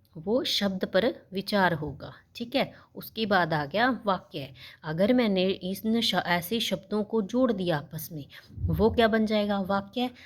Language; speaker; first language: Hindi; non-native, local second language; Punjabi